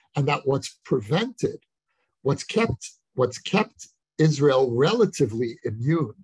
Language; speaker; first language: English; native; English